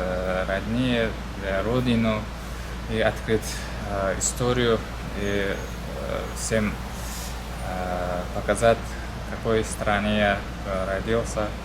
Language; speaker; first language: Russian; non-native, learner; Uzbek